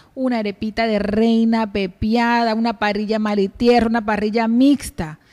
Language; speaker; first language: Spanish; native; Spanish